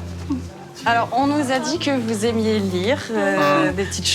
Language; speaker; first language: French; native; French